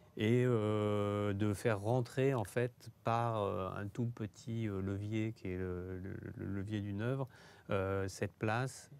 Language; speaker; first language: French; native; French